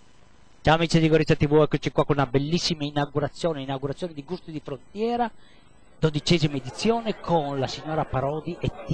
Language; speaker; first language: Italian; native; Italian